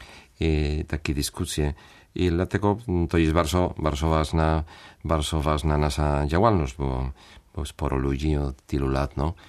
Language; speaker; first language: Polish; non-native, fluent; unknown